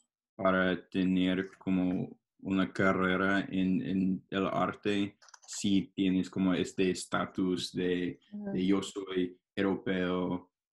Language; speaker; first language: Spanish; non-native, learner; English